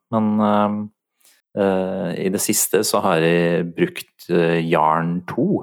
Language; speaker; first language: Norwegian; native; Norwegian